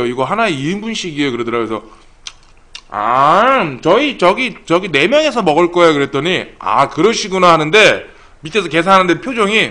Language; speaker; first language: Korean; native; Korean